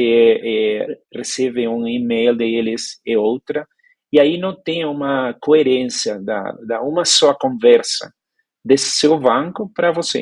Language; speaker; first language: Portuguese; non-native, fluent; Spanish